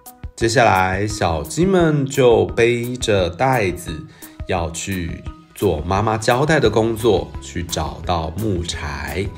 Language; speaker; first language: Chinese; native; Chinese